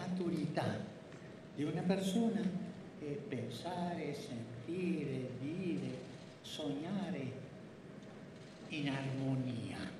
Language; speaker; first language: Italian; non-native, fluent; Spanish